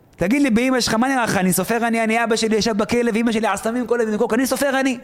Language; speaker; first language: Hebrew; early bilingual, other home language; Arabic